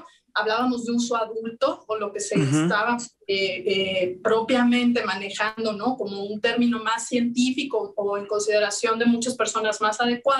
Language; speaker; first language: Spanish; native; Spanish